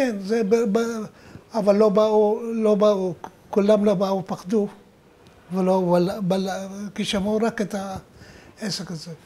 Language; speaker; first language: Hebrew; non-native, fluent; Arabic